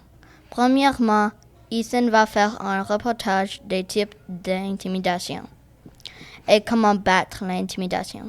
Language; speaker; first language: French; non-native, local second language; English